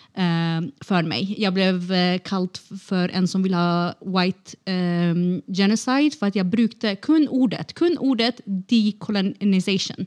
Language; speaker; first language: Norwegian; non-native, fluent; Kurdish